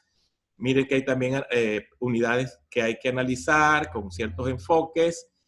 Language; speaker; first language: Spanish; native; Spanish